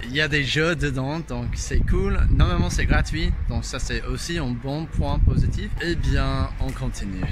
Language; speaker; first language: French; non-native, fluent; English